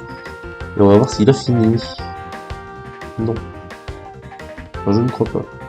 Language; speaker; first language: French; native; French